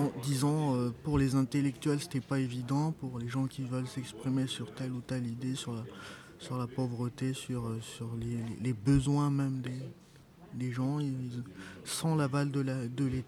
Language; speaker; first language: French; non-native, local second language; Malagasy